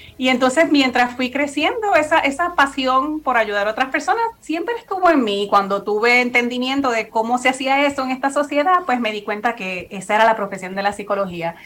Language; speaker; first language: Spanish; native; Spanish